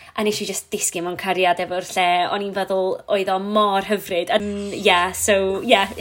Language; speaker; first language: Welsh; non-native, local second language; English